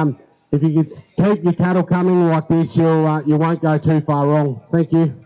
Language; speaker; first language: English; native; English